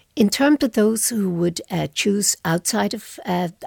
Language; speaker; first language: English; native; English